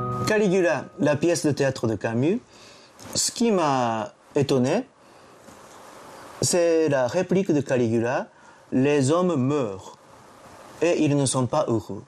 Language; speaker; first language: French; non-native, fluent; Japanese